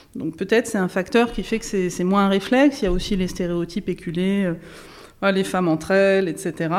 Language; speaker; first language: French; native; French